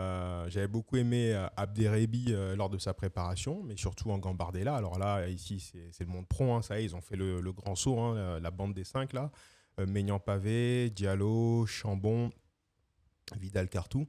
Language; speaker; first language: French; native; French